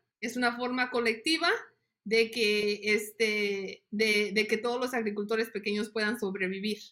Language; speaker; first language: Spanish; early bilingual, heritage; Spanish